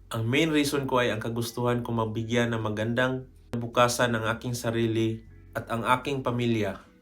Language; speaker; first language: Filipino; native; Filipino